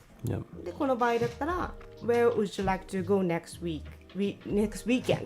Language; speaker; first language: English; non-native, learner; Japanese